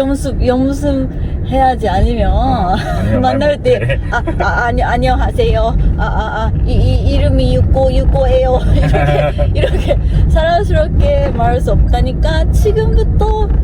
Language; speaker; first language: Korean; non-native, learner; Japanese